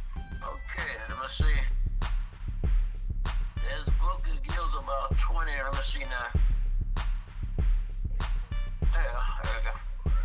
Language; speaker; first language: English; native; English